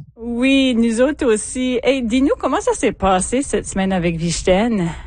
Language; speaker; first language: French; native; French